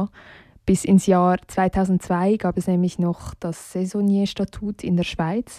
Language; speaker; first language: German; native; German